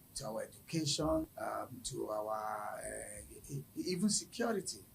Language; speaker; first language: English; non-native, local second language; Yoruba